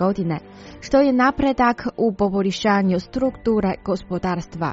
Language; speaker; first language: Croatian; non-native, fluent; Chinese